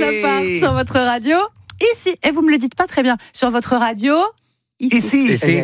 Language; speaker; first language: French; native; French